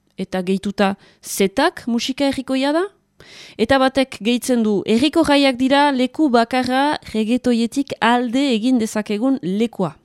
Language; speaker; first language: Basque; native; Basque